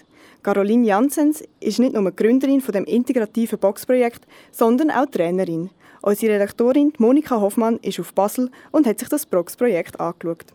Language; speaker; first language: German; native; German